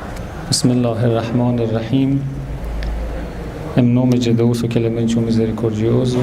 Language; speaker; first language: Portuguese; non-native, fluent; Persian